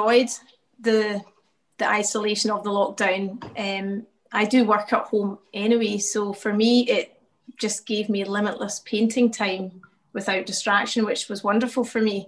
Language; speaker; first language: English; native; English